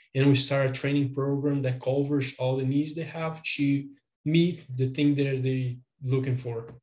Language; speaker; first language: English; non-native, fluent; Portuguese